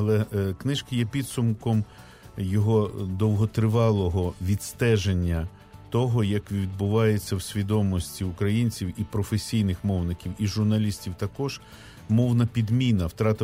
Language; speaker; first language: Ukrainian; native; Ukrainian